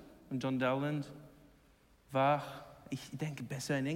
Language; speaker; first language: German; non-native, learner; English